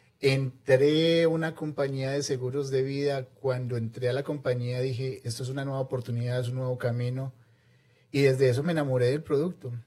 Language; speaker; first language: Spanish; native; Spanish